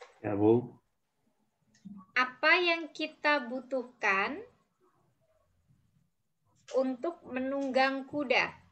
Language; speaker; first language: Indonesian; native; Indonesian